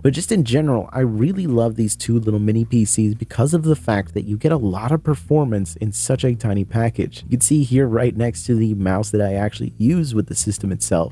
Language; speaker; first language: English; native; English